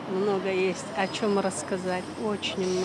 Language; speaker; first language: Russian; non-native, local second language; Romanian